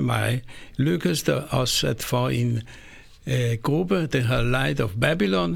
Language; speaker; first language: Danish; non-native, fluent; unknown